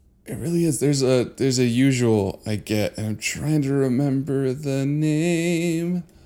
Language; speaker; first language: English; early bilingual, other home language; Spanish